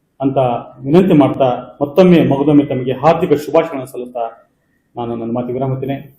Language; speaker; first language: Kannada; non-native, local second language; Lambadi